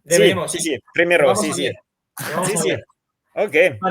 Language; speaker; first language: Spanish; non-native, learner; French